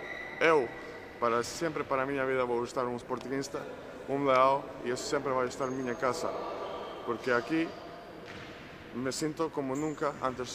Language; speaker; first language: Portuguese; non-native, learner; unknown